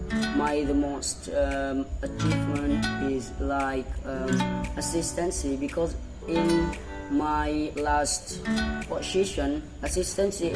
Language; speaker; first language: English; non-native, learner; Indonesian